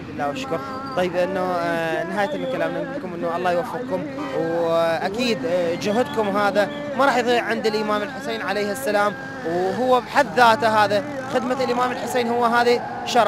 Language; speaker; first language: Arabic; native; Arabic